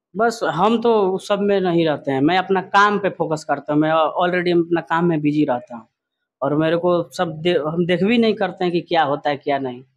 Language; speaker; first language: Hindi; non-native, local second language; Bhojpuri